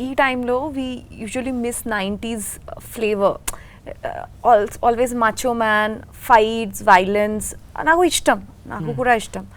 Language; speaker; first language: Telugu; non-native, learner; Bangla